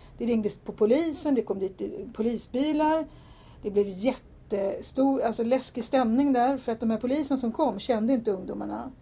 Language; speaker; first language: Swedish; native; Swedish